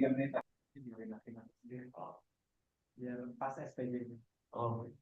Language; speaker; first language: Indonesian; native; Indonesian